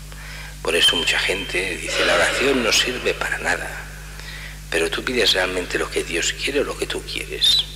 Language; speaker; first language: Spanish; native; Spanish